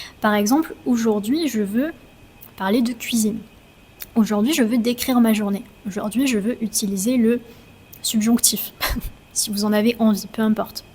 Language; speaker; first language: French; native; French